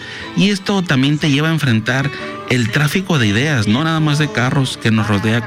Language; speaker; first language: Spanish; native; Spanish